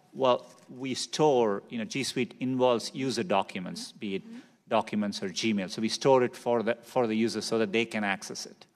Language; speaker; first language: English; non-native, local second language; Tamil